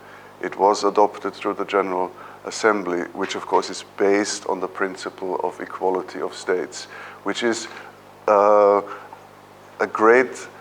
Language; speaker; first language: English; non-native, fluent; German